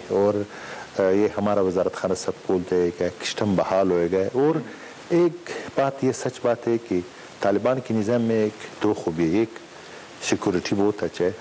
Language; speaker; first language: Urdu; non-native, learner; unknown